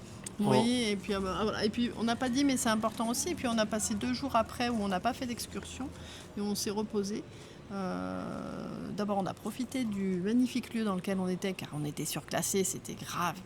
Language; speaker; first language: French; native; French